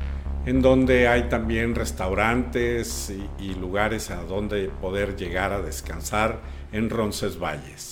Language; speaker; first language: Spanish; native; Spanish